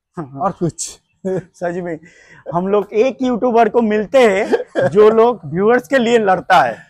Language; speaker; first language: Hindi; non-native, local second language; Bangla